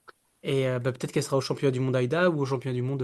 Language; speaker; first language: French; native; French